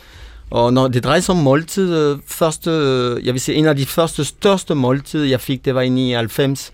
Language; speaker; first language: Danish; non-native, fluent; French